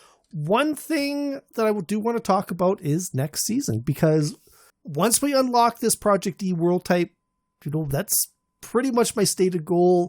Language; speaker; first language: English; native; English